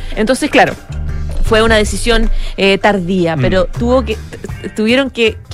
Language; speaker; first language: Spanish; native; Spanish